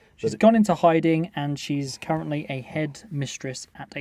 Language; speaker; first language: English; native; English